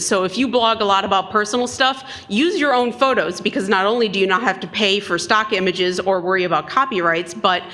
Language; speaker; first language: English; native; English